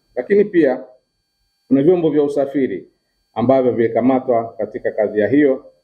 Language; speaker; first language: Swahili; native; Swahili